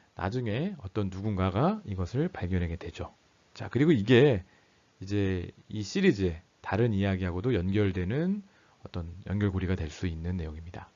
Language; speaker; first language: Korean; native; Korean